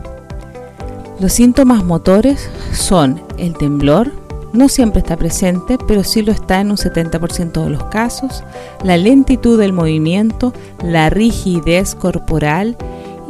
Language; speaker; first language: Spanish; native; Spanish